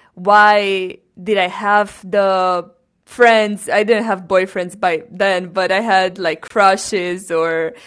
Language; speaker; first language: English; non-native, fluent; Romanian